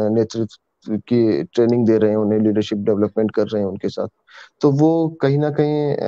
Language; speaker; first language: Hindi; native; Hindi